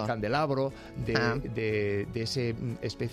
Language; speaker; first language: Spanish; native; Spanish